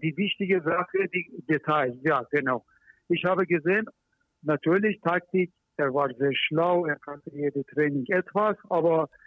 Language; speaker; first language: German; non-native, learner; Persian